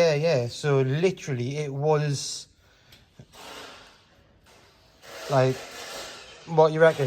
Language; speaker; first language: English; native; English